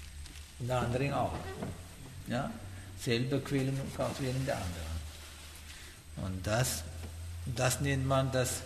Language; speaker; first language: German; non-native, learner; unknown